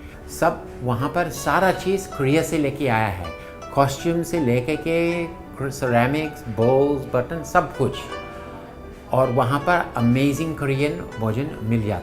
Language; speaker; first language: Hindi; non-native, fluent; English